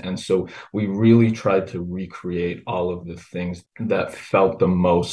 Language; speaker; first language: English; native; English